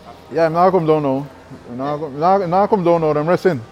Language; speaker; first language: English; non-native, fluent; Spanish